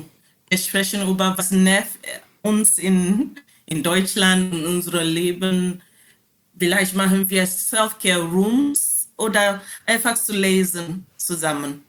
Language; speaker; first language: German; non-native, learner; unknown